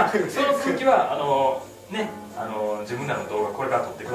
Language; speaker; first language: Japanese; native; Japanese